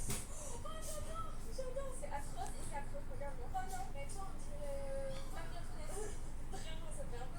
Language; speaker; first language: French; native; French